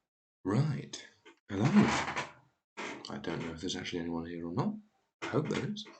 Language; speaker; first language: English; native; English